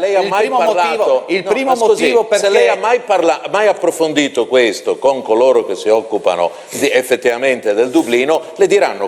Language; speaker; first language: Italian; native; Italian